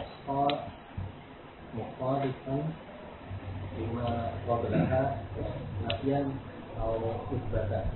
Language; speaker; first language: Arabic; non-native, learner; Indonesian